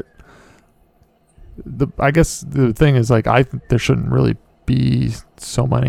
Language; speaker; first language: English; native; English